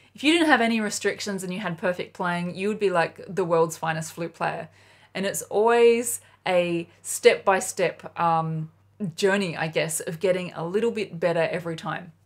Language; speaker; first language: English; native; English